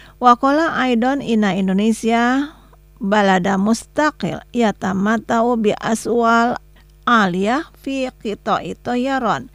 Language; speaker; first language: Arabic; non-native, fluent; Indonesian